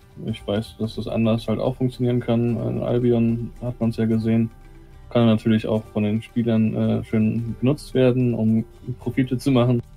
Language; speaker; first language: German; native; German